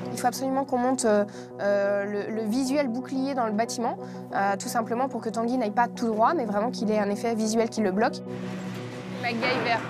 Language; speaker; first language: French; native; French